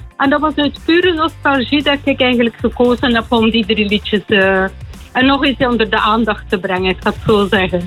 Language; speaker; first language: Dutch; early bilingual, heritage; Dutch